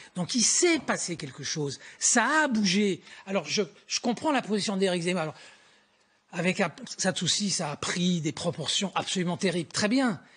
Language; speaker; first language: French; native; French